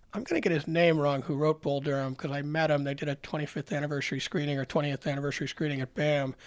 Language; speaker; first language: English; native; English